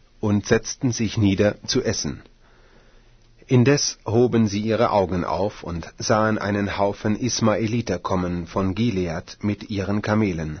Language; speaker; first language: German; native; German